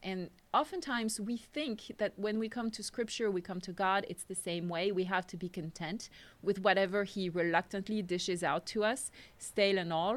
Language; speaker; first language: English; non-native, fluent; French